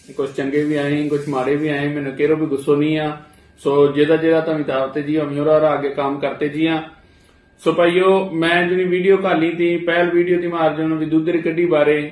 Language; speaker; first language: Punjabi; non-native, local second language; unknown